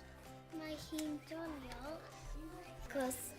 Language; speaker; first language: Welsh; non-native, local second language; English